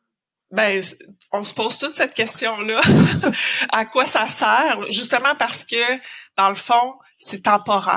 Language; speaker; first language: French; native; French